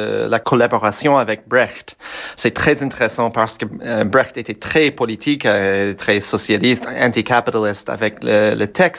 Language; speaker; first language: French; non-native, fluent; English